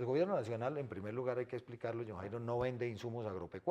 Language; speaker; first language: Spanish; native; Spanish